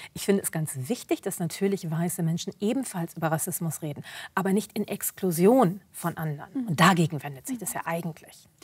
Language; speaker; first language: German; early bilingual, other home language; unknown